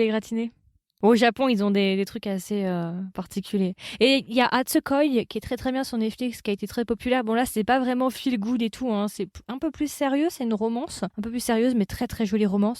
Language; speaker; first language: French; native; French